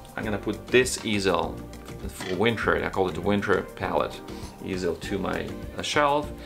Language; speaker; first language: English; non-native, fluent; Ukrainian